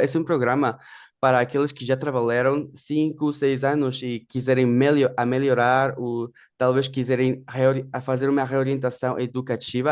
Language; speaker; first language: Portuguese; non-native, fluent; Spanish